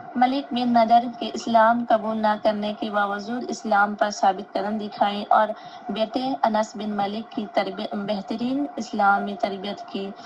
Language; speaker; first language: Urdu; native; Urdu